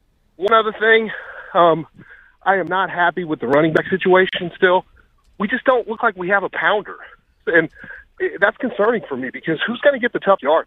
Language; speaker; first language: English; native; English